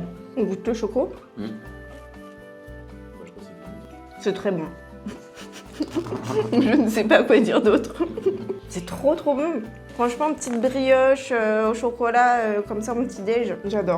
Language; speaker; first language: French; native; French